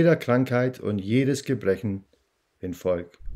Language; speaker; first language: German; non-native, fluent; English